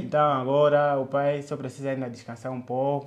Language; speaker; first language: Portuguese; non-native, learner; Vietnamese